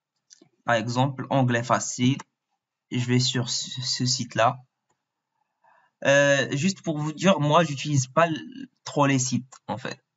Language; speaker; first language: French; non-native, local second language; Arabic